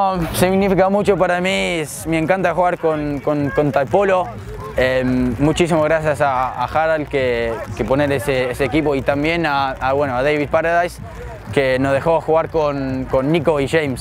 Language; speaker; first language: Spanish; non-native, learner; English